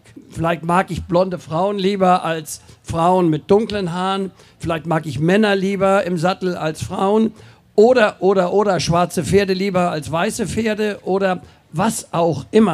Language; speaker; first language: German; native; German